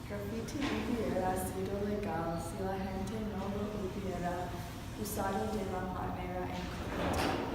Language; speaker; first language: Spanish; non-native, learner; English